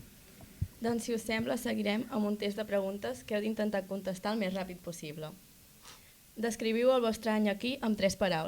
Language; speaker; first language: Catalan; native; Catalan